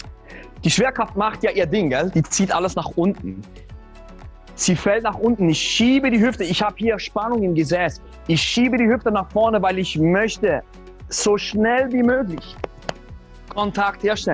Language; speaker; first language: German; native; German